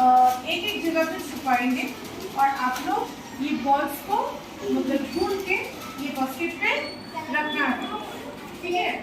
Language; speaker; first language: Hindi; non-native, local second language; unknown